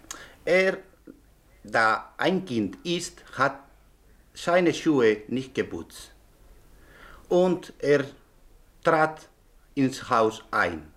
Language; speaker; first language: German; non-native, learner; Spanish